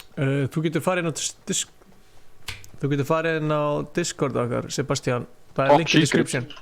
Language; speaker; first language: Icelandic; native; Icelandic